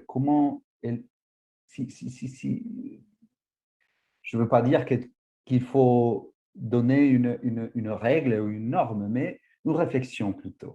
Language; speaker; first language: French; non-native, fluent; Spanish